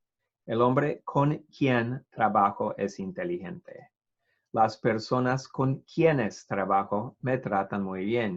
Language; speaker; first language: Spanish; non-native, fluent; English